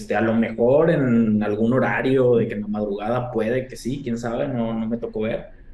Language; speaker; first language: Spanish; native; Spanish